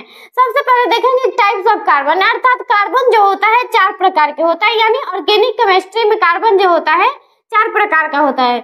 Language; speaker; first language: Hindi; native; Hindi